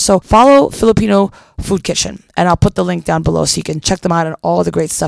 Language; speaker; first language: English; non-native, local second language; Filipino